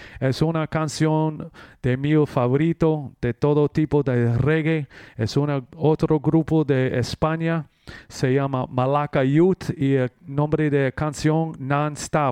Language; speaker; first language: Spanish; non-native, learner; English